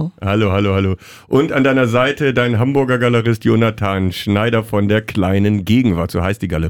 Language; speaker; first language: German; native; German